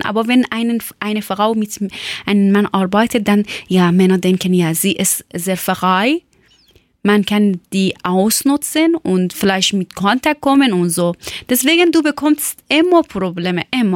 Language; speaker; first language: German; non-native, learner; Persian